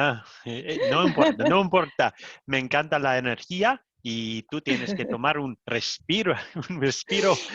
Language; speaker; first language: Spanish; non-native, learner; English